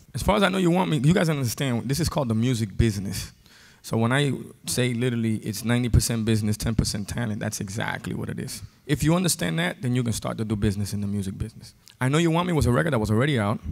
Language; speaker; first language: English; early bilingual, other home language; Spanish